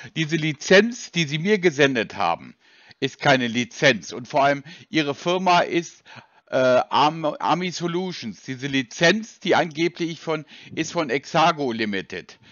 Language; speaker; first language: German; native; German